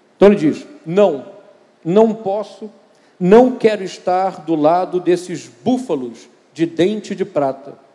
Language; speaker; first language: Portuguese; native; Portuguese